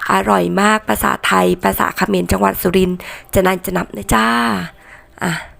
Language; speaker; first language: Thai; non-native, local second language; Northern Khmer